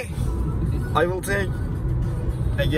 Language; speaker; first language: English; non-native, learner; Turkish